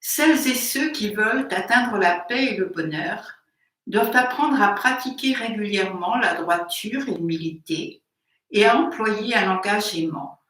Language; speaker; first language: French; native; French